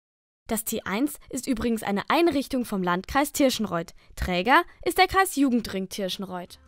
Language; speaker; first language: German; native; German